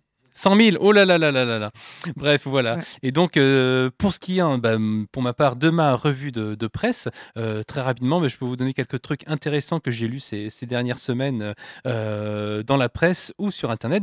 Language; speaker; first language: French; native; French